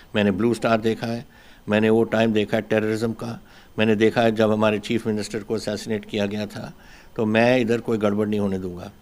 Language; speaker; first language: Hindi; non-native, local second language; Punjabi